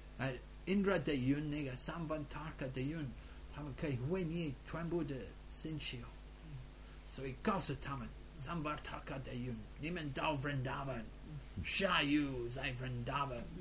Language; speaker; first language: Chinese; non-native, fluent; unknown